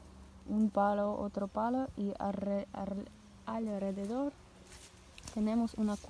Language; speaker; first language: Spanish; non-native, learner; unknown